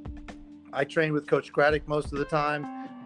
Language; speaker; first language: English; native; English